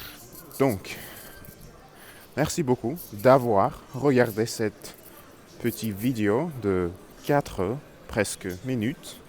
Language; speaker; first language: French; non-native, learner; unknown